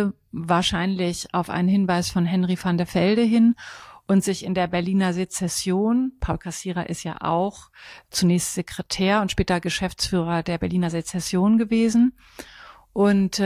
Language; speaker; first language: German; native; German